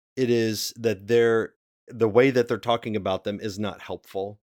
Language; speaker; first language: English; native; English